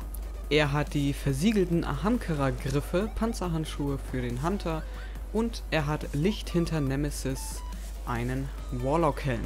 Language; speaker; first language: German; native; German